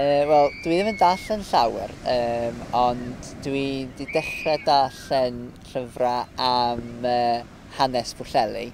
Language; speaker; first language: Welsh; non-native, fluent; English